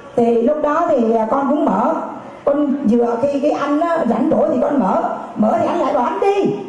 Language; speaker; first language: Vietnamese; native; Vietnamese